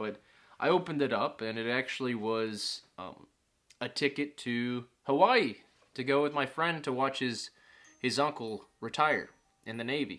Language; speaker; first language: English; native; English